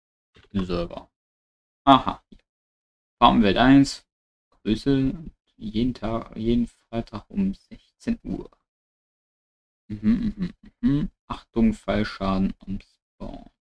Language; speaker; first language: German; native; German